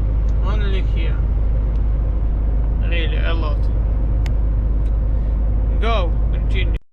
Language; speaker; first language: English; non-native, learner; Polish